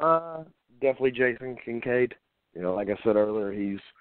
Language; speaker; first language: English; native; English